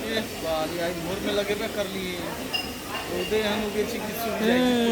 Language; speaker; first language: Hindi; non-native, local second language; Maithili